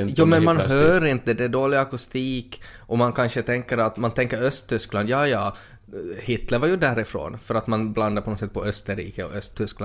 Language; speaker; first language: Swedish; native; Swedish